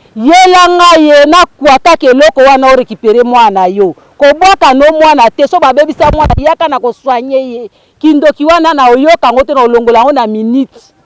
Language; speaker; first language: Lingala; non-native, local second language; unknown